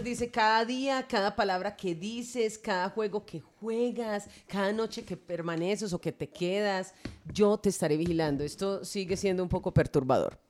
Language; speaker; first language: Spanish; native; Spanish